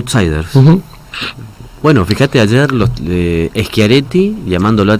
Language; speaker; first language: Spanish; native; Spanish